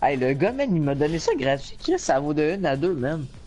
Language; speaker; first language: French; native; French